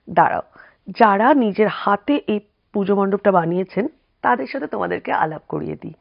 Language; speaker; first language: Bangla; native; Bangla